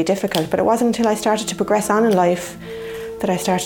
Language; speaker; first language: English; native; English